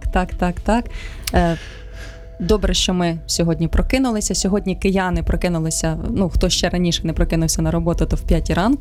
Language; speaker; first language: Ukrainian; native; Ukrainian